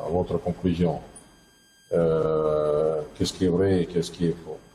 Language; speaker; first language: French; non-native, fluent; Russian